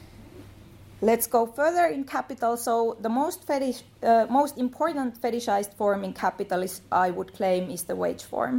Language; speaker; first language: English; non-native, fluent; Finnish